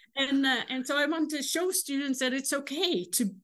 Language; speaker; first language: English; non-native, fluent; Dutch